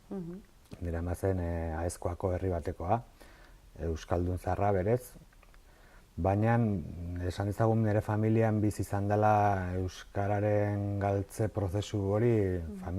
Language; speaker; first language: Basque; non-native, local second language; Spanish